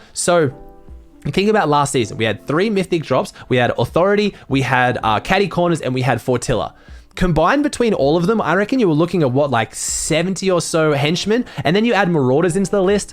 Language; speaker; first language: English; native; English